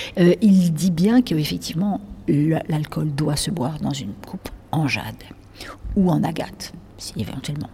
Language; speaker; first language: French; native; French